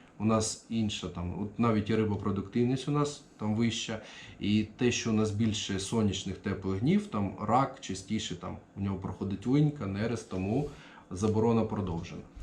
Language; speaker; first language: Ukrainian; non-native, local second language; Russian